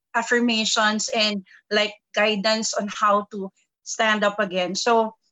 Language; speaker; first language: English; non-native, local second language; Filipino